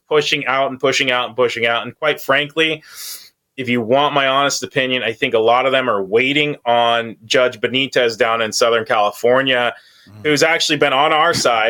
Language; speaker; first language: English; native; English